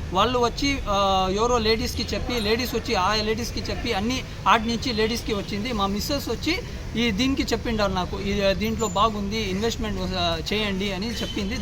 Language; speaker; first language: Telugu; non-native, local second language; Urdu